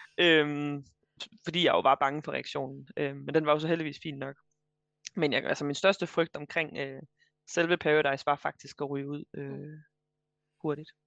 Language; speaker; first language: Danish; native; Danish